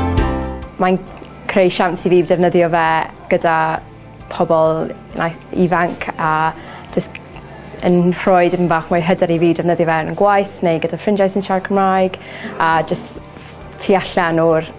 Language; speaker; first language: Welsh; non-native, local second language; English